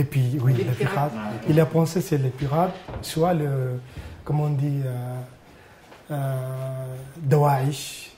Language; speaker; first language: French; non-native, learner; Arabic